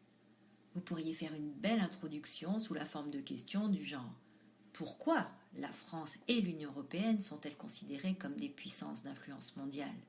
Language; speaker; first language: French; native; French